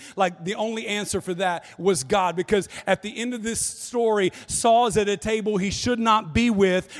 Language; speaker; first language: English; native; English